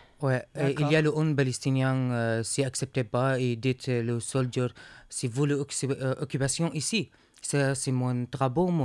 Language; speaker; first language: French; non-native, learner; Arabic